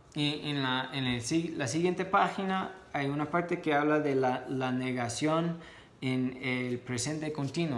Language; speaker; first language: Spanish; non-native, fluent; English